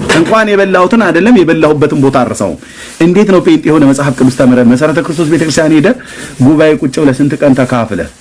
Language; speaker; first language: Amharic; native; Amharic